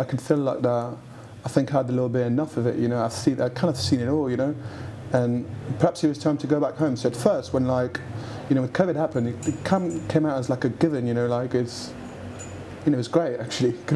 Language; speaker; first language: English; non-native, fluent; French